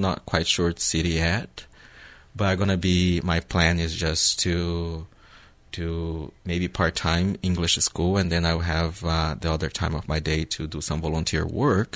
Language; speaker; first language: English; non-native, fluent; Portuguese